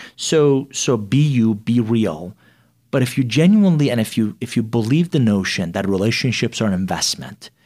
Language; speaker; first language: English; non-native, fluent; Persian